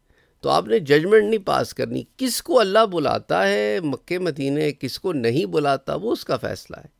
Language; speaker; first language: Urdu; native; Urdu